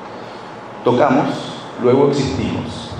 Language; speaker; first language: Spanish; native; Spanish